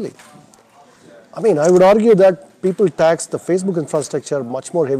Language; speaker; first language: English; non-native, local second language; Tamil